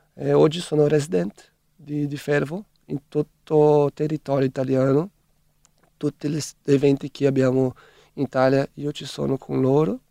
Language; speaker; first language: Italian; non-native, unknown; Portuguese